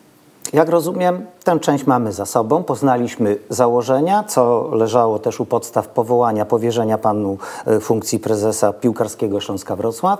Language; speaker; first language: Polish; native; Polish